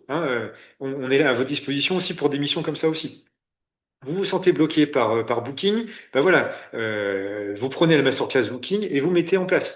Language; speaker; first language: French; native; French